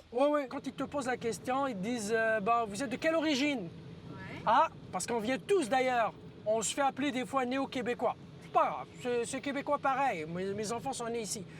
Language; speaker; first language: French; non-native, local second language; Arabic